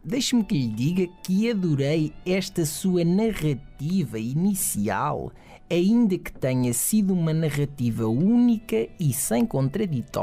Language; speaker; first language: Portuguese; native; Portuguese